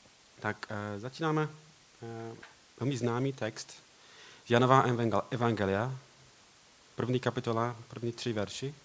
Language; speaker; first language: Czech; non-native, learner; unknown